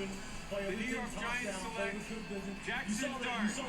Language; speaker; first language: English; native; English